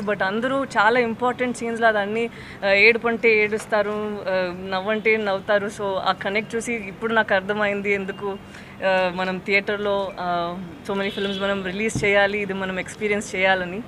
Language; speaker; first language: Telugu; non-native, fluent; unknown